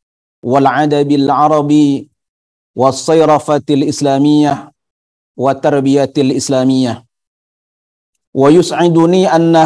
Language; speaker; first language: Arabic; non-native, fluent; Indonesian